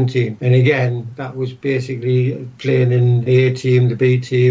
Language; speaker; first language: English; native; English